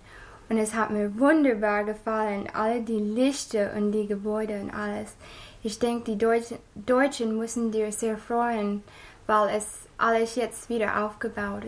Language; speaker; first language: German; non-native, learner; English